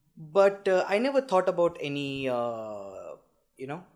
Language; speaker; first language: English; non-native, local second language; Marathi